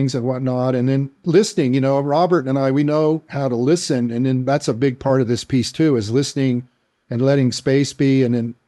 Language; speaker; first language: English; native; English